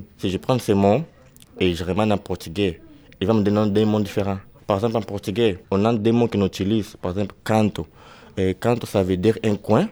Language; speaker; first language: French; non-native, learner; Portuguese